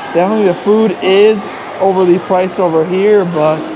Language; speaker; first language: English; native; English